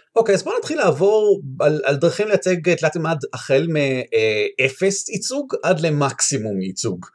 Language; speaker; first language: Hebrew; native; Hebrew